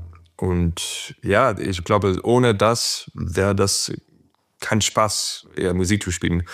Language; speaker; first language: German; non-native, fluent; French